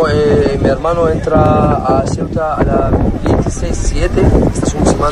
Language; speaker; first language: Spanish; non-native, learner; Arabic